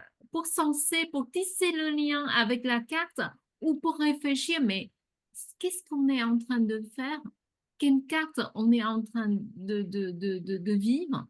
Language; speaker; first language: French; non-native, fluent; Vietnamese